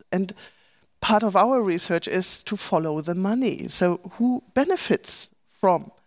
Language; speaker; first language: English; non-native, fluent; German